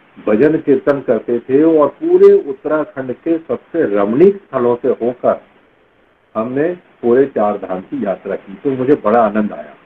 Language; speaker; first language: Hindi; native; Hindi